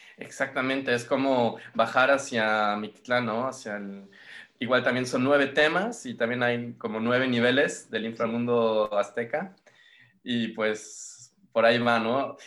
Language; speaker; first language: Spanish; native; Spanish